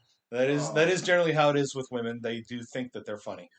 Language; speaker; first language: English; native; English